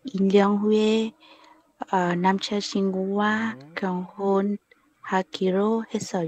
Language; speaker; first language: Korean; non-native, learner; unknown